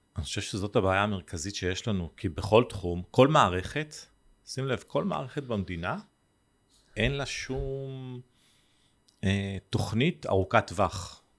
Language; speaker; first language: Hebrew; native; Hebrew